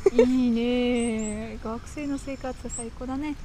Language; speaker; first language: Japanese; non-native, fluent; Russian